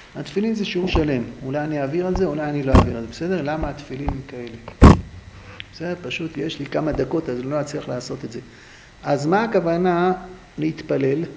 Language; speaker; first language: Hebrew; native; Hebrew